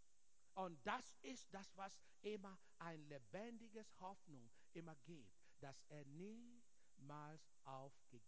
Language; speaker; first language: German; non-native, learner; English